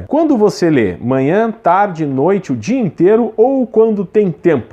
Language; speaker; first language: Portuguese; native; Portuguese